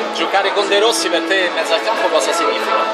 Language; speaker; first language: Italian; native; Italian